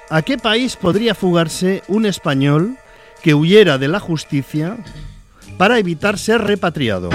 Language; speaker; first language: Spanish; native; Spanish